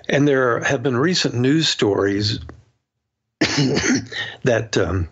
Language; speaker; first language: English; native; English